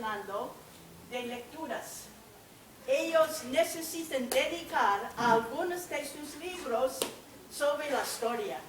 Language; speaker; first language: Spanish; non-native, fluent; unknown